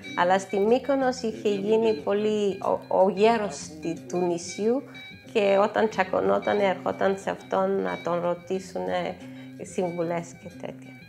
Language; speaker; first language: Greek; non-native, fluent; Amharic